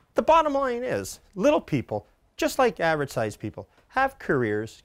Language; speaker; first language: English; native; English